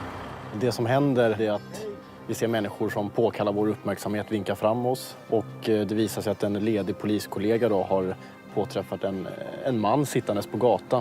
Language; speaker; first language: Swedish; native; Swedish